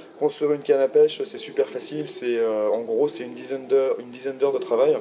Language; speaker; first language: French; native; French